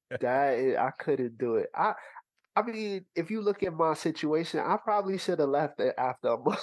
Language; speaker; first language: English; early bilingual, other home language; Haitian Creole